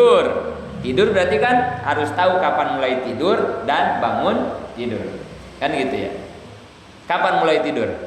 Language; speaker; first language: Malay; non-native, local second language; Sundanese